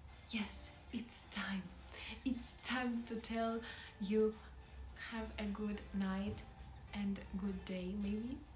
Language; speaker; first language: English; non-native, learner; Russian